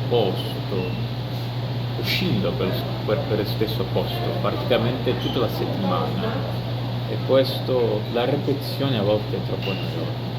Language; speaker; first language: Italian; non-native, learner; Portuguese